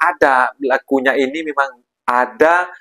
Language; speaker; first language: Indonesian; native; Indonesian